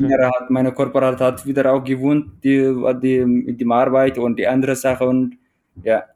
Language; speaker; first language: German; non-native, learner; Tigrinya